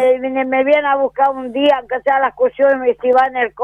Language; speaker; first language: Spanish; native; Spanish